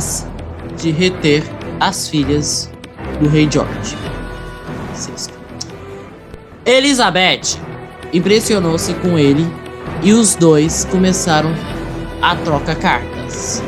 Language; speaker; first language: Portuguese; native; Portuguese